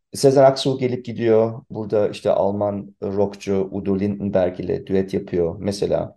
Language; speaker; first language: Turkish; early bilingual, heritage; Turkish